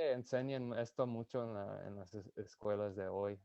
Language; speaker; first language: Spanish; non-native, fluent; English